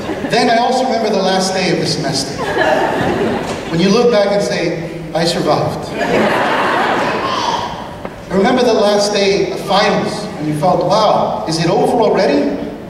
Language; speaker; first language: English; early bilingual, other home language; Spanish